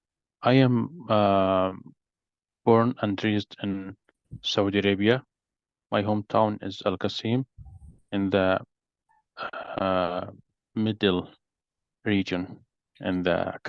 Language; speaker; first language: English; non-native, learner; Arabic